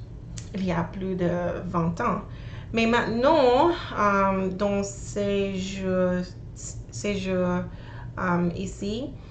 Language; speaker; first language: French; non-native, learner; English